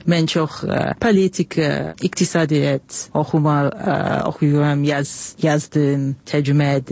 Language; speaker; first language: Azerbaijani; non-native, learner; English